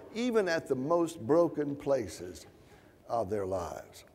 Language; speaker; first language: English; native; English